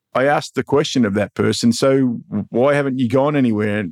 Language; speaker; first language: English; native; English